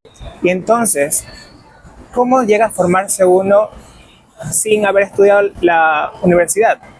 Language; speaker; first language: Spanish; native; Spanish